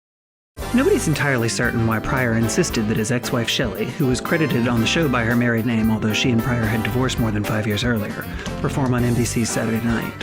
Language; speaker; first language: English; native; English